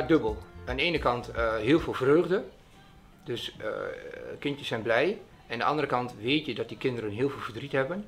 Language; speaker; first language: Dutch; native; Dutch